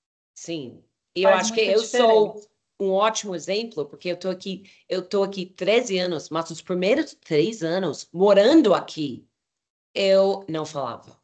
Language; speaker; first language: Portuguese; non-native, fluent; English